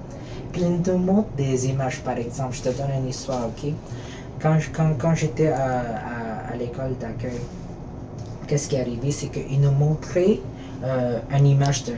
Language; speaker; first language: French; early bilingual, other home language; Filipino